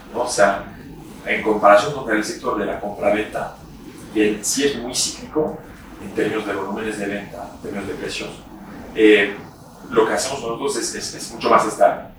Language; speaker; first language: Spanish; non-native, fluent; French